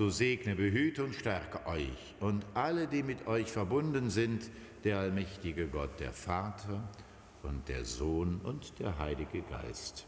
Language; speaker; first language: German; native; German